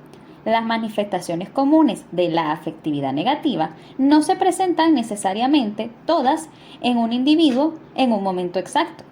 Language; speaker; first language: Spanish; native; Spanish